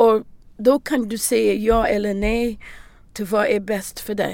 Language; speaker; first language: Swedish; non-native, learner; English